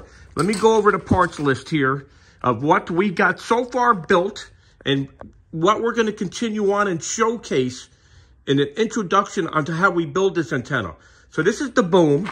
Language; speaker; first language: English; native; English